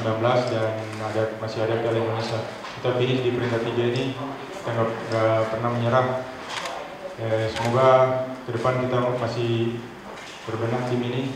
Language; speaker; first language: Indonesian; native; Indonesian